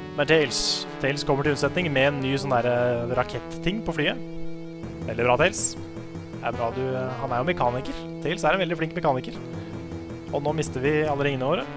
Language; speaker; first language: Norwegian; native; Norwegian